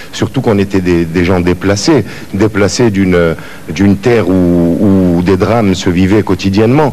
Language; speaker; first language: French; native; French